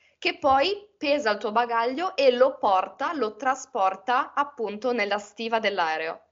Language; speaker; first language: Italian; native; Italian